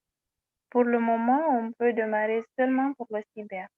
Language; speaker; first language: French; non-native, local second language; Fula